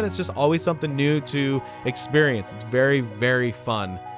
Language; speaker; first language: English; native; English